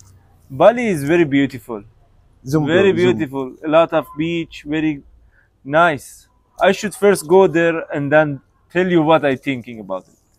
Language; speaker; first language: English; non-native, learner; Persian